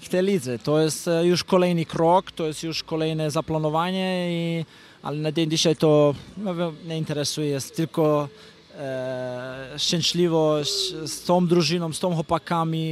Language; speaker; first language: Polish; non-native, fluent; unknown